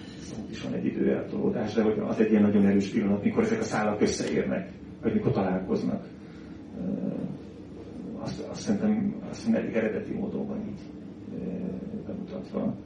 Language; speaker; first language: Hungarian; native; Hungarian